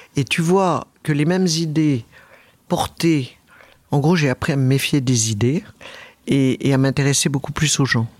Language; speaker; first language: French; native; French